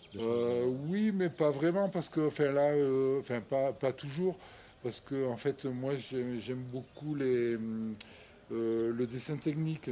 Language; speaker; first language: French; native; French